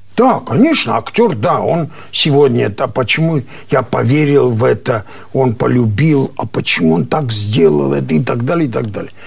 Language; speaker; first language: Russian; non-native, local second language; Armenian